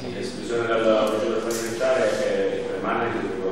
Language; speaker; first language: Italian; native; Italian